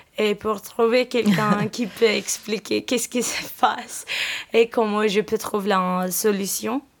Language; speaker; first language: French; non-native, learner; Amharic